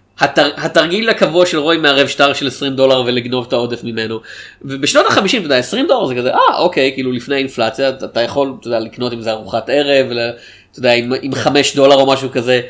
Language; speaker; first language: Hebrew; native; Hebrew